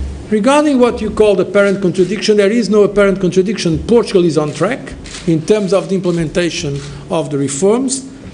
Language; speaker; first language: English; non-native, fluent; Portuguese